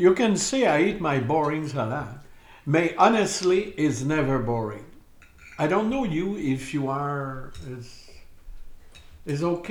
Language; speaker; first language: English; non-native, learner; French